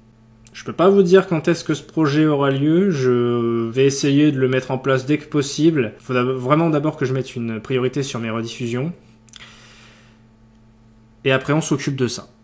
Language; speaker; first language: French; native; French